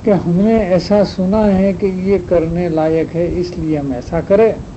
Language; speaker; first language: Hindi; non-native, local second language; Gujarati